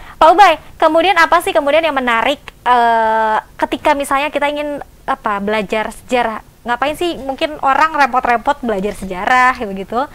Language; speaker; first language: Indonesian; native; Indonesian